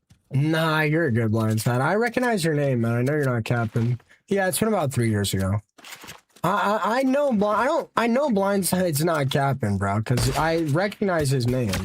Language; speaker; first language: English; native; English